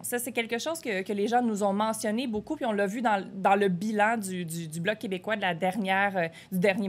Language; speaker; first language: French; native; French